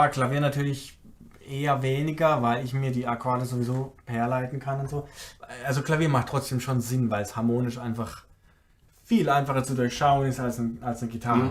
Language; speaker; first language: German; native; German